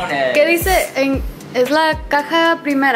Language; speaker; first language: Spanish; early bilingual, heritage; English